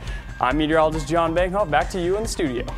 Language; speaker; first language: English; native; English